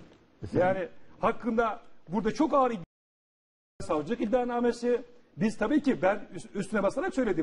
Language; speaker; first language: Turkish; native; Turkish